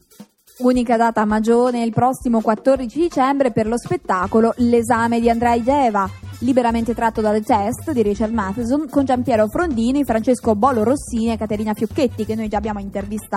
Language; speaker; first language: Italian; native; Italian